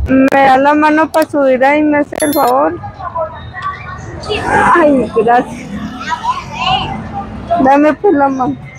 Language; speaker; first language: Spanish; native; Spanish